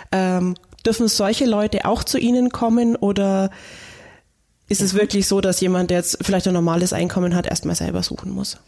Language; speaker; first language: German; native; German